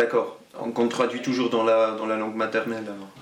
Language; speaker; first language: French; non-native, local second language; German